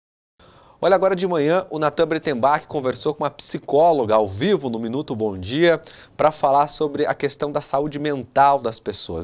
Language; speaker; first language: Portuguese; native; Portuguese